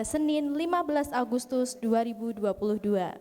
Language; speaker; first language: Indonesian; native; Indonesian